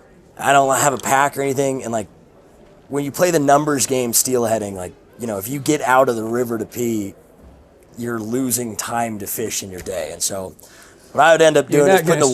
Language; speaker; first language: English; native; English